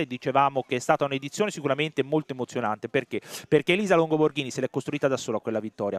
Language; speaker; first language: Italian; native; Italian